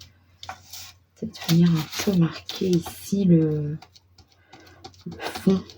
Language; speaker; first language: French; native; French